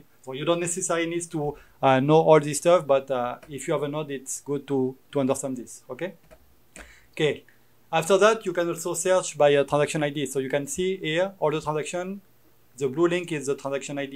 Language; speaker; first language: English; non-native, fluent; French